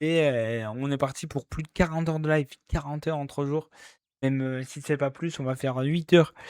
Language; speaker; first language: French; native; French